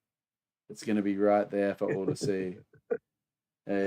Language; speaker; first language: English; native; English